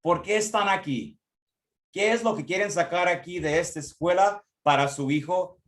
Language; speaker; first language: Spanish; early bilingual, heritage; Spanish